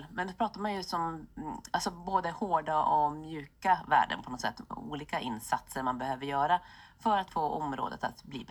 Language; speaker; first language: Swedish; native; Swedish